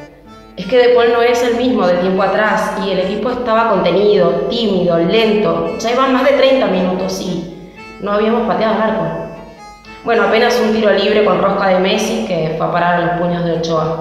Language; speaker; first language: Spanish; native; Spanish